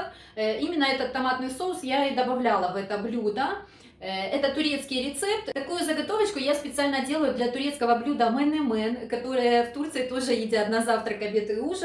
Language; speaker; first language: Russian; native; Russian